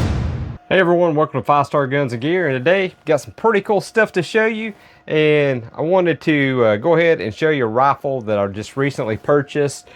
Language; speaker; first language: English; native; English